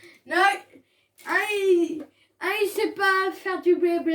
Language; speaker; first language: French; native; French